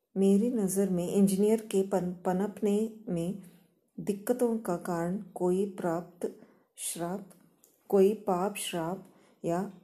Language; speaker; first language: Hindi; non-native, local second language; Kannada